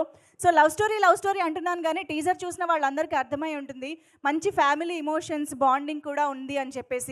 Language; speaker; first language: Telugu; native; Telugu